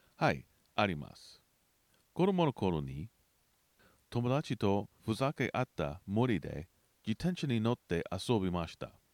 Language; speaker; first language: Japanese; non-native, learner; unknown